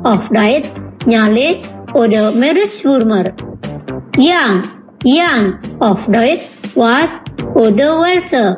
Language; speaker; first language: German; non-native, fluent; Indonesian